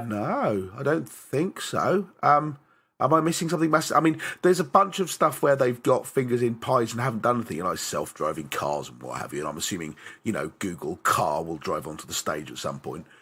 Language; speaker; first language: English; native; English